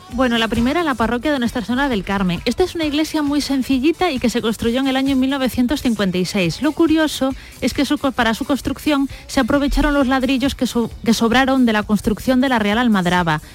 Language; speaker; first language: Spanish; native; Spanish